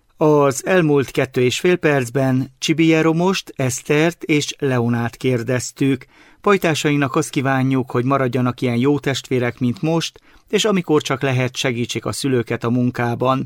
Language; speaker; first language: Hungarian; native; Hungarian